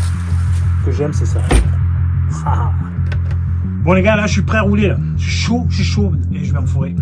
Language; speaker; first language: French; native; French